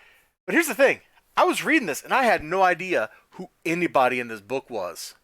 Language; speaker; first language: English; native; English